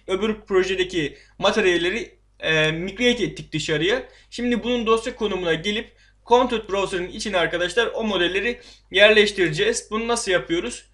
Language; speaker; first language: Turkish; native; Turkish